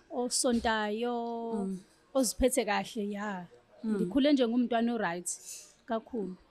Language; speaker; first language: Zulu; native; Zulu